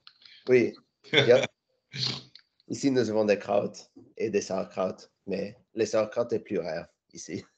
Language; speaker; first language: French; non-native, learner; English